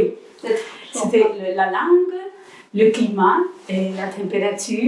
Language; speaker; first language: French; non-native, learner; Spanish